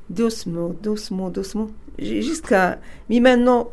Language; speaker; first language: French; non-native, learner; Arabic